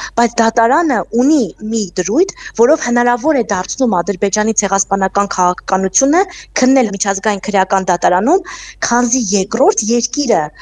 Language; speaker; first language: Armenian; native; Armenian